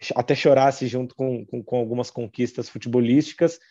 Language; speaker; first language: Portuguese; native; Portuguese